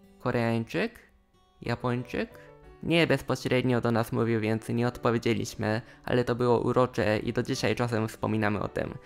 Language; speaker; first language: Polish; non-native, fluent; Japanese